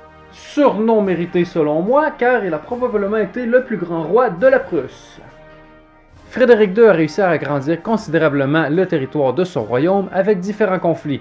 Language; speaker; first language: French; native; French